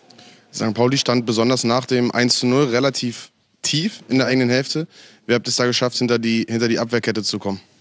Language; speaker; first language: German; native; German